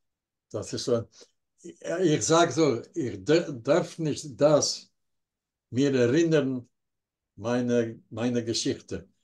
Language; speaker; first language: German; non-native, learner; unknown